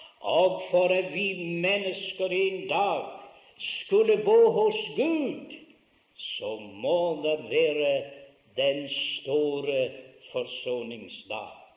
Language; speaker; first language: Norwegian; early bilingual, heritage; Norwegian